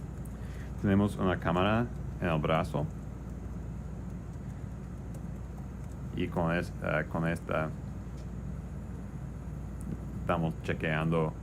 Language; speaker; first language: Spanish; non-native, learner; English